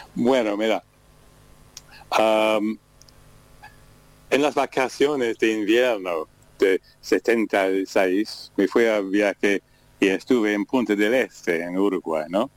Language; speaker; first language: Spanish; non-native, learner; English